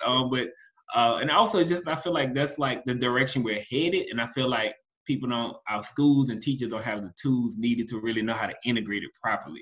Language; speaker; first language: English; native; English